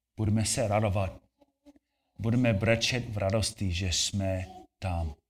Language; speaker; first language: Czech; non-native, fluent; English